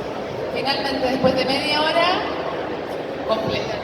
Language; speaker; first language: Spanish; native; Spanish